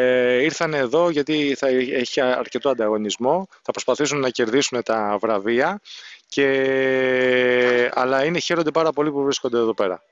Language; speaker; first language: Greek; native; Greek